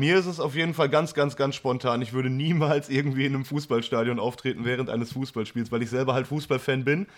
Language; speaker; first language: German; native; German